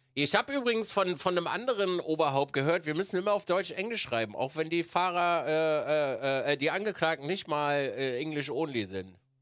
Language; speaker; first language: German; native; German